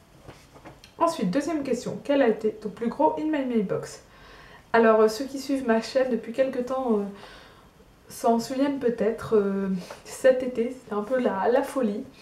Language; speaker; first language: French; native; French